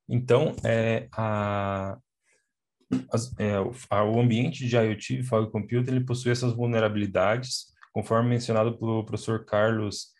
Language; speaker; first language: Portuguese; native; Portuguese